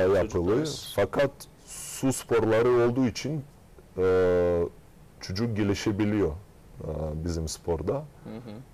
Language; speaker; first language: Turkish; non-native, fluent; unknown